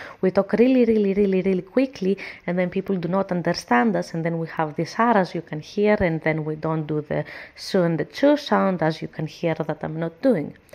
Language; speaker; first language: English; non-native, fluent; Greek